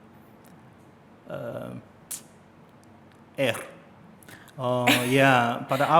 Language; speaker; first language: Indonesian; non-native, learner; Chinese